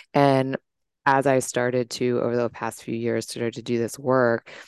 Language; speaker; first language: English; native; English